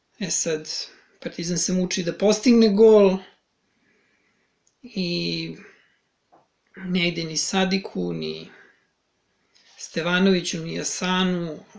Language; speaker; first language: Serbian; native; Serbian